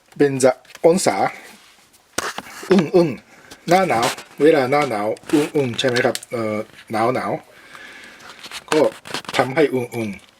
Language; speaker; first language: Thai; non-native, learner; Japanese